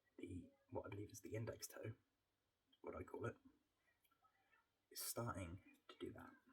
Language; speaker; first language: English; native; English